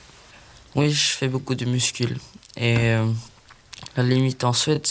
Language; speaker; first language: French; non-native, learner; Swedish